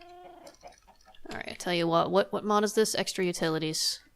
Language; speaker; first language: English; native; English